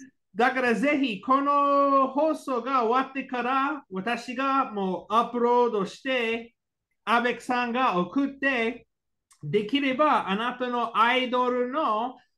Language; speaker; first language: Japanese; non-native, learner; English